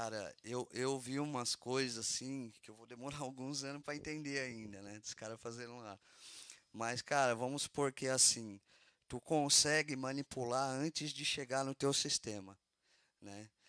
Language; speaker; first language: Portuguese; native; Portuguese